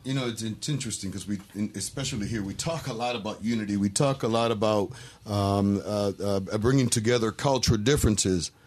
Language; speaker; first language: English; early bilingual, other home language; Spanish